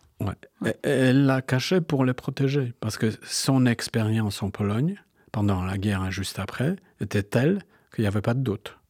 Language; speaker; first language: French; non-native, fluent; Polish